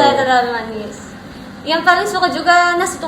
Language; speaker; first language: Indonesian; non-native, learner; Filipino